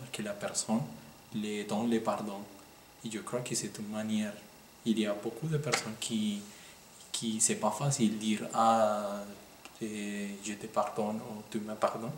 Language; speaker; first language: French; non-native, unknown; Spanish